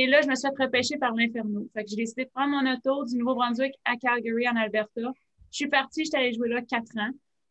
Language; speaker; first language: French; native; French